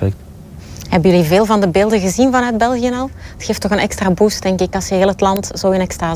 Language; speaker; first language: Dutch; native; Dutch